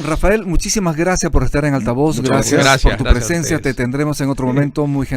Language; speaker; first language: Spanish; native; Spanish